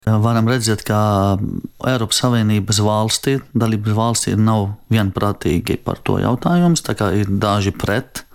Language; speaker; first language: Latvian; non-native, fluent; Arabic